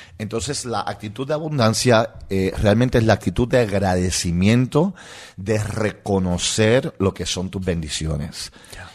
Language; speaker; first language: Spanish; non-native, local second language; English